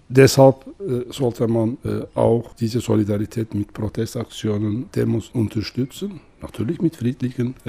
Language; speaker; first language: German; non-native, fluent; Kurdish